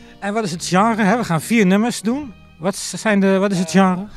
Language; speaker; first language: Dutch; native; Dutch